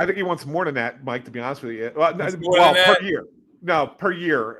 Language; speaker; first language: English; native; English